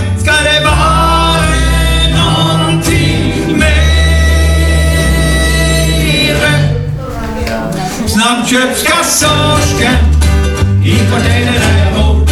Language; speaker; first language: Swedish; native; Swedish